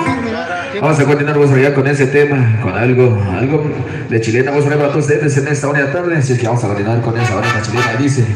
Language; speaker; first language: Spanish; non-native, local second language; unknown